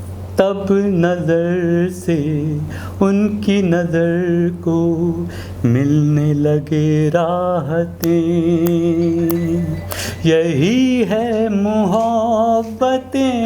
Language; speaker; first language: Hindi; native; Hindi